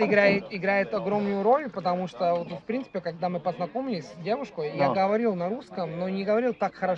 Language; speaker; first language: Russian; non-native, fluent; Italian